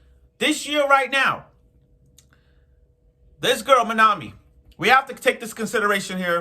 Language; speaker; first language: English; native; English